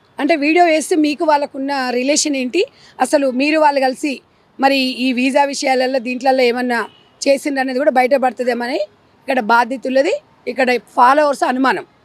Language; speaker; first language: Telugu; native; Telugu